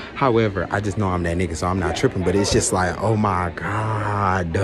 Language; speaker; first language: English; native; English